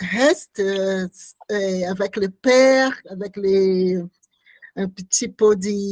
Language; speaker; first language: French; non-native, learner; Portuguese